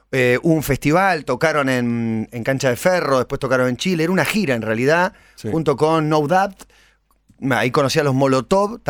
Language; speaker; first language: Spanish; native; Spanish